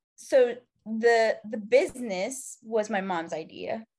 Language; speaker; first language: English; non-native, fluent; Arabic